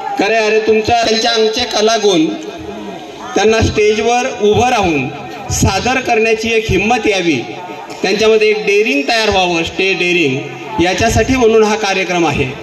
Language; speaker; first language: Marathi; native; Marathi